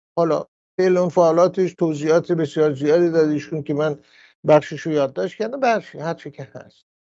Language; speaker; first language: Persian; native; Persian